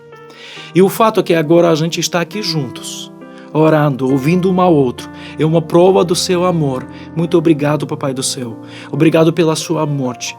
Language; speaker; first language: Portuguese; non-native, fluent; Ukrainian